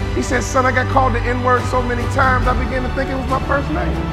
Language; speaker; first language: English; native; English